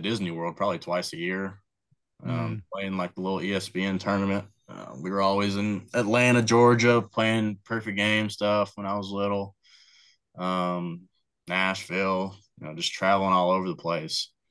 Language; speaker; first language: English; native; English